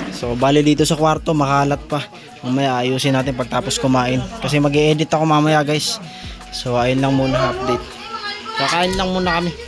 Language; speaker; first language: Filipino; non-native, local second language; Cebuano